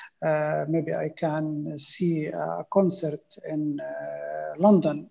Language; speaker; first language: English; non-native, fluent; Arabic